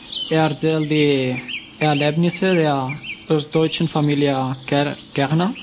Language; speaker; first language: German; non-native, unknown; Catalan